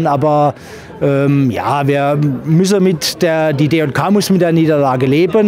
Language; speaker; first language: German; native; German